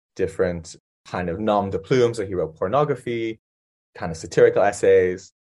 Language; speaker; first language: English; native; English